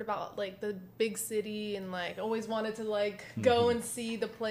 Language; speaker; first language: English; native; English